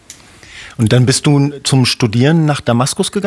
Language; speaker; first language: German; native; German